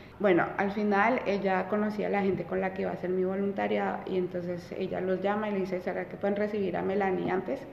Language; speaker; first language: Spanish; early bilingual, heritage; Spanish